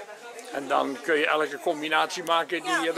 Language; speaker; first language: Dutch; native; Dutch